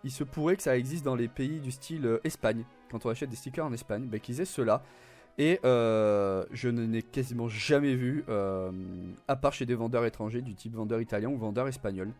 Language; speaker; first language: French; native; French